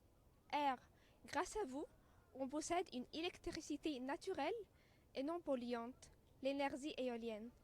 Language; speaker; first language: French; non-native, learner; Arabic